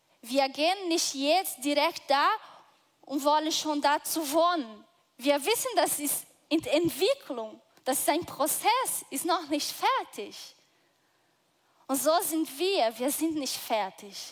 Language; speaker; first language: German; non-native, fluent; Portuguese